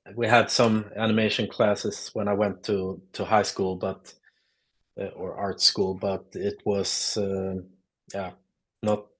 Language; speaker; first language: English; non-native, fluent; Swedish